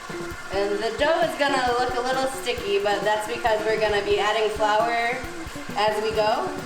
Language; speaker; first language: English; native; English